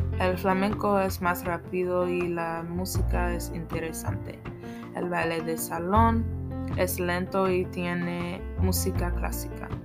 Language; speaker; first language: Spanish; non-native, learner; English